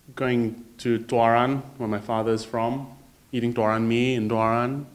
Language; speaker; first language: English; native; English